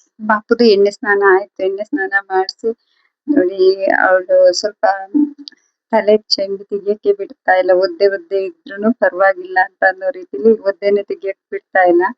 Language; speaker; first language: Kannada; non-native, local second language; Tulu